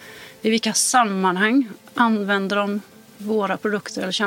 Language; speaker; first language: Swedish; native; Swedish